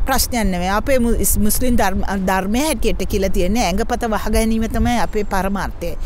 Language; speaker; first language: Sinhala; non-native, local second language; Tamil